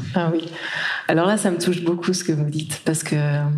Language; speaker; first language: French; native; French